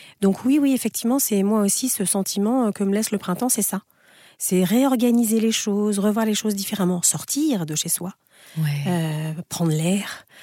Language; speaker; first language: French; native; French